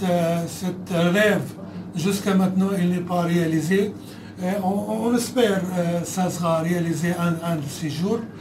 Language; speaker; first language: French; non-native, fluent; Arabic